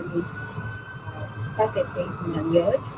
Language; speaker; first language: English; non-native, learner; Japanese